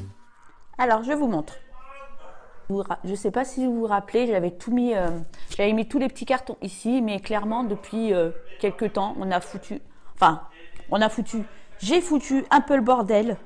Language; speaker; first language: French; native; French